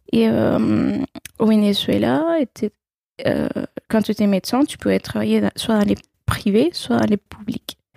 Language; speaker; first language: French; non-native, fluent; Spanish